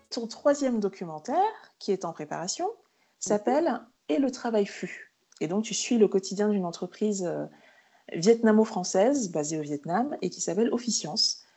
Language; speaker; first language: French; native; French